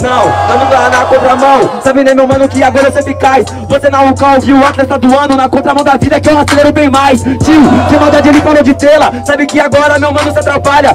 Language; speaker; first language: Portuguese; native; Portuguese